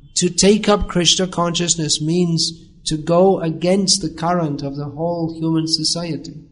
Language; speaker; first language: English; native; English